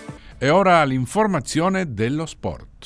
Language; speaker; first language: Italian; non-native, fluent; Spanish